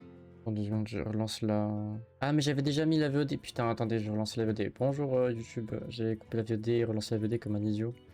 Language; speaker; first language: French; native; French